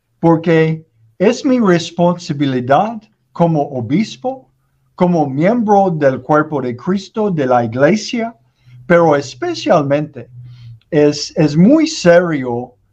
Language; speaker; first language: Spanish; non-native, learner; English